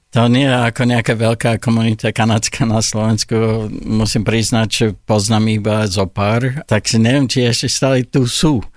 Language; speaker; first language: Slovak; non-native, fluent; English